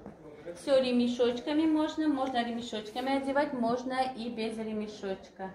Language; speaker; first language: Russian; non-native, local second language; Tajik